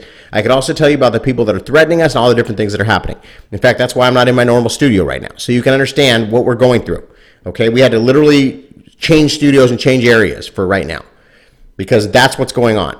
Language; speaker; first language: English; native; English